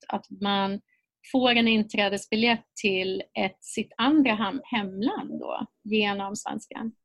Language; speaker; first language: Swedish; native; Swedish